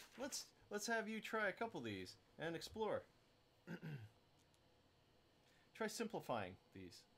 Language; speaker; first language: English; native; English